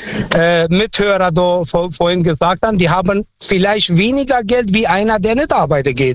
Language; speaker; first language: German; non-native, local second language; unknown